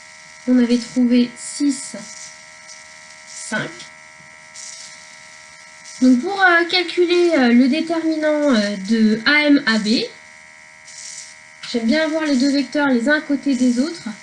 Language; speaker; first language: French; native; French